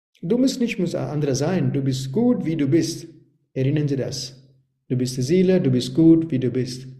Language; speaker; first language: German; non-native, learner; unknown